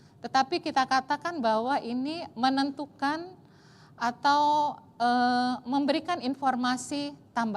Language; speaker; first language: Indonesian; native; Indonesian